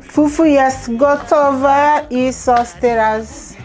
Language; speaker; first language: Polish; non-native, learner; Igbo